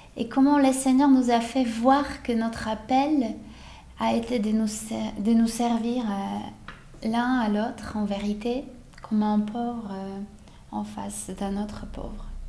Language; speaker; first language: French; non-native, fluent; Polish